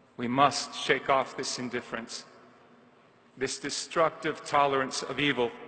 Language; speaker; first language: English; native; English